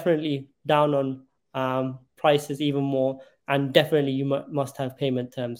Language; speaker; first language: English; native; English